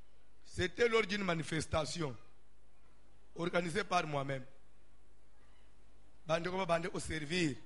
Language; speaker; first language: French; non-native, local second language; Lingala